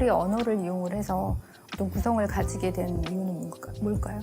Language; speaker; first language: Korean; native; Korean